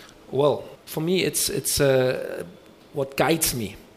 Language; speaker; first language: English; non-native, fluent; German